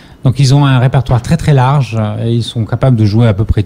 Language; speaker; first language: French; native; French